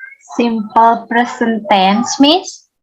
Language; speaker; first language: English; non-native, learner; Indonesian